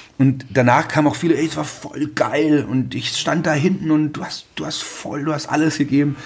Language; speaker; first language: German; native; German